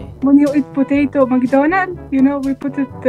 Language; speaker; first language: English; non-native, learner; Arabic